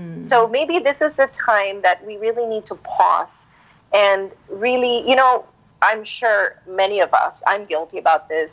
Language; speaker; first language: English; non-native, local second language; Filipino